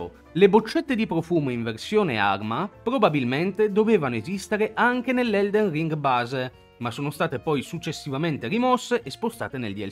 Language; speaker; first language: Italian; native; Italian